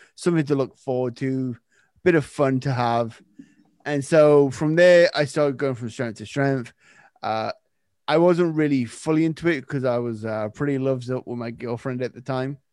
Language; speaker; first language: English; native; English